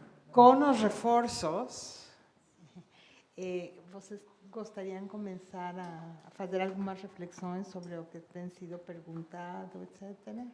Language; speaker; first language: Portuguese; non-native, fluent; Spanish